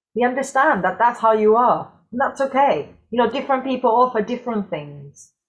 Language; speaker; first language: English; non-native, fluent; Spanish